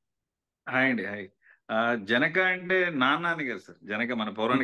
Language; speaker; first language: Telugu; native; Telugu